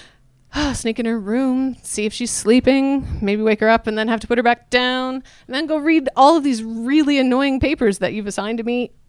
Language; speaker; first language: English; native; English